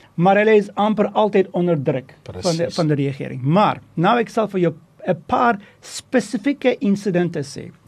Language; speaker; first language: Afrikaans; non-native, fluent; Turkish